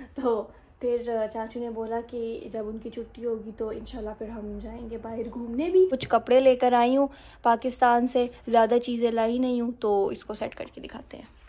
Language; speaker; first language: Urdu; native; Urdu